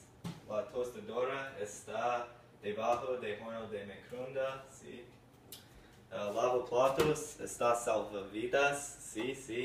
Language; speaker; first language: Spanish; non-native, learner; English